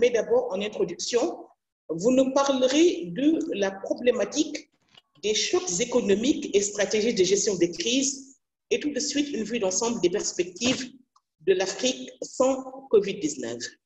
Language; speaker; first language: French; non-native, local second language; Wolof